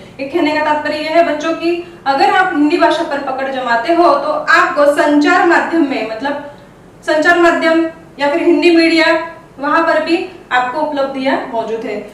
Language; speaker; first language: Hindi; non-native, local second language; Marathi